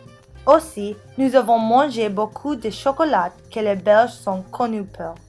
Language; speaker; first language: French; non-native, learner; English